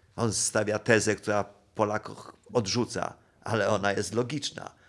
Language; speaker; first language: Polish; native; Polish